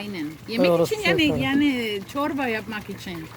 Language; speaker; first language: Turkish; non-native, learner; Spanish